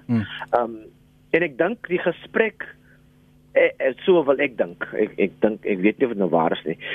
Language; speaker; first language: Afrikaans; non-native, local second language; English